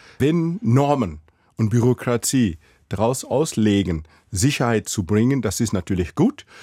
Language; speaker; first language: German; non-native, fluent; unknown